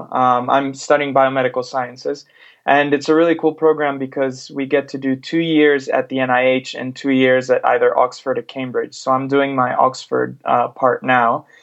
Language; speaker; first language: English; non-native, fluent; Spanish